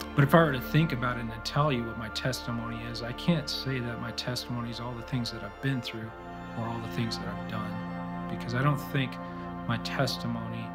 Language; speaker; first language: English; native; English